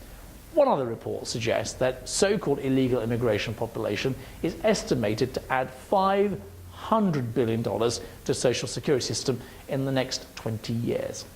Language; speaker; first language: English; native; English